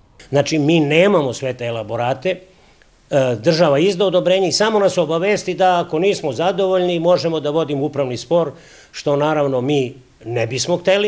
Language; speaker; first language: Serbian; native; Serbian